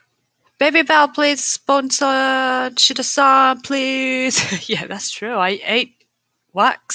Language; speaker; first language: English; non-native, learner; Japanese